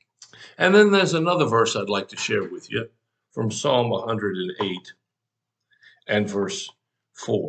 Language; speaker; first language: English; native; English